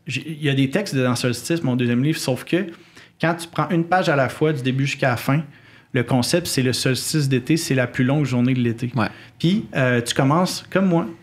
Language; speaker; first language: French; native; French